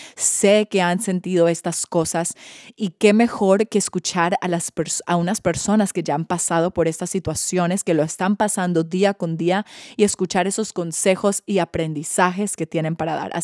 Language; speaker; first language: Spanish; early bilingual, heritage; Spanish